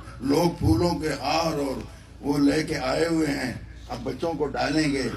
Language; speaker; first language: Urdu; non-native, local second language; Northern Hindko